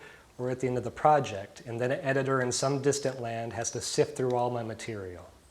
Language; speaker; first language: English; native; English